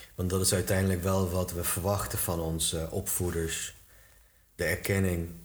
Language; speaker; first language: Dutch; early bilingual, other home language; Turkish